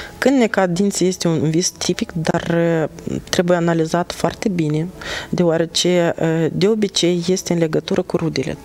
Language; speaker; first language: Romanian; native; Romanian